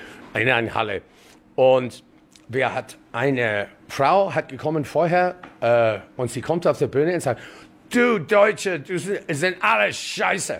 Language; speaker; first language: German; non-native, learner; English